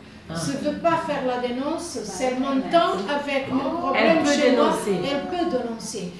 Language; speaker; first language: French; non-native, fluent; Portuguese